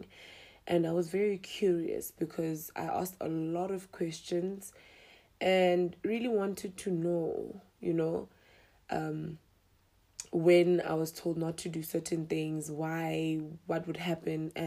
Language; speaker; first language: English; non-native, local second language; Tswana